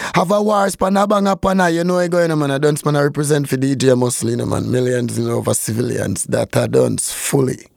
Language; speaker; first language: English; non-native, local second language; Jamaican Creole English